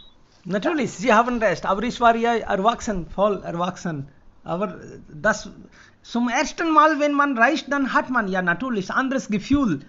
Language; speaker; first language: German; non-native, fluent; Hindi